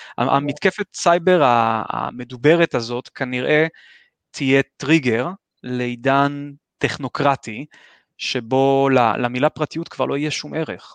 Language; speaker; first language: Hebrew; native; Hebrew